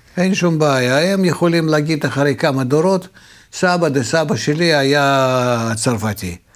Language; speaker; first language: Hebrew; non-native, fluent; Russian